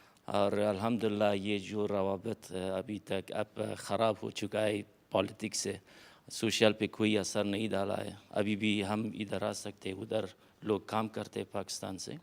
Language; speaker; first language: Hindi; non-native, fluent; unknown